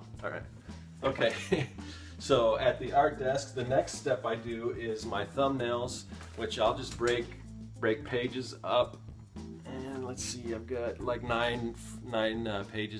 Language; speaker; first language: English; native; English